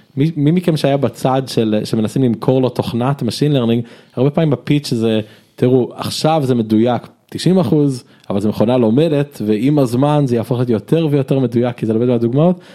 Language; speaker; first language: Hebrew; early bilingual, other home language; English